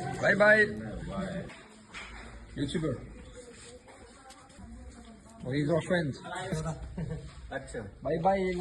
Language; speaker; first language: English; non-native, learner; Dutch